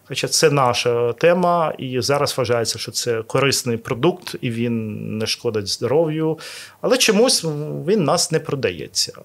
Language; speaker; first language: Ukrainian; non-native, local second language; Russian